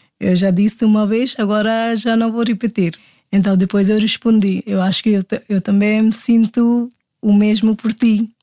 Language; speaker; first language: Portuguese; non-native, fluent; Hindi